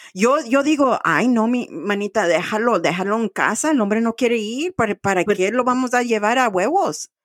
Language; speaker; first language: Spanish; early bilingual, heritage; Spanish